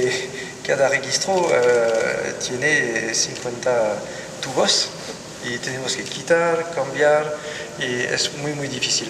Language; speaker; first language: Spanish; non-native, learner; French